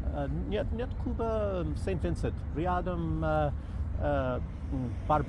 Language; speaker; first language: Russian; non-native, learner; English